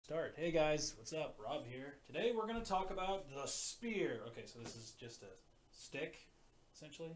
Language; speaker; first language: English; native; English